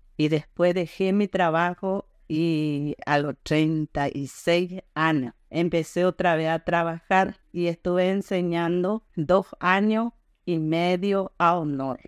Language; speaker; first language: Spanish; native; Spanish